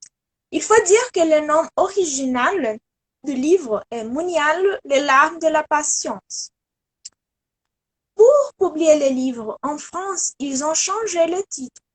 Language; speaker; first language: French; non-native, learner; Portuguese